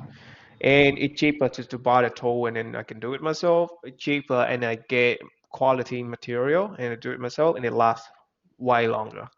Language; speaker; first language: English; non-native, fluent; Vietnamese